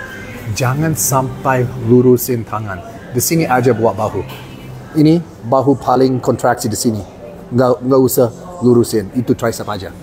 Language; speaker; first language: Indonesian; non-native, learner; English